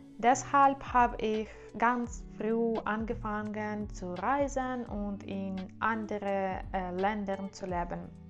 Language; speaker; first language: German; non-native, learner; Ukrainian